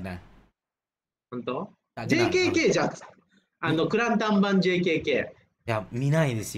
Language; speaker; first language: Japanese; non-native, fluent; Malay